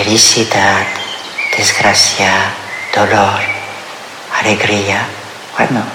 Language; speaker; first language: Spanish; non-native, fluent; French